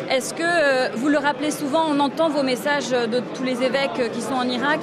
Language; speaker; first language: French; native; French